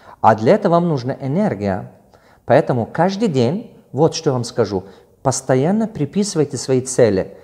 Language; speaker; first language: Russian; non-native, local second language; Tajik